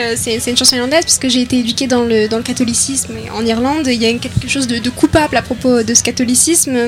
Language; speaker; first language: French; native; French